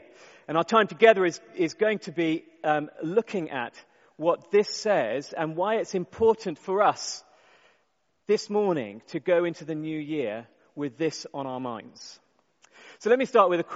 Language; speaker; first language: English; native; English